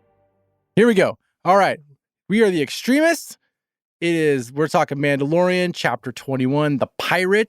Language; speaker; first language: English; native; English